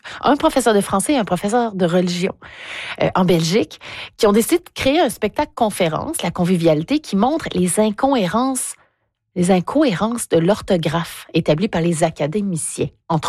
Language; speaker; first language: French; native; French